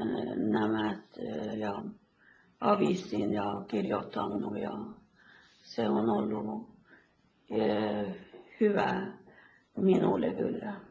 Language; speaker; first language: Finnish; early bilingual, heritage; Finnish